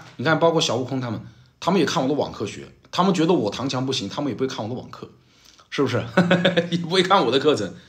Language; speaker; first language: Chinese; native; Chinese